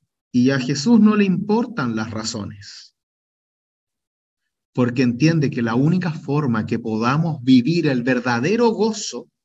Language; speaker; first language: Spanish; native; Spanish